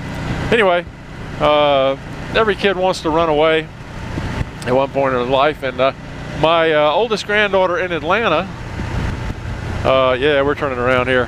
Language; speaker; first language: English; native; English